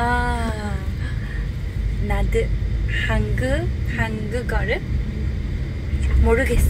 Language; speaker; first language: Korean; non-native, learner; Japanese